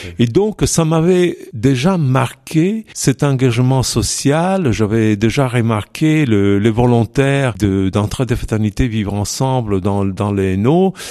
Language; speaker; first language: French; non-native, fluent; Italian